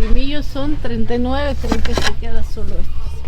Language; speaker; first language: Spanish; non-native, fluent; Russian